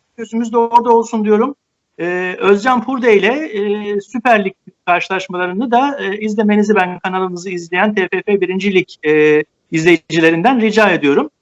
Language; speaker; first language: Turkish; native; Turkish